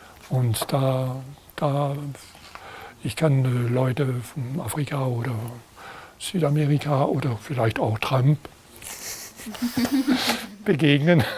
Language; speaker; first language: German; non-native, fluent; French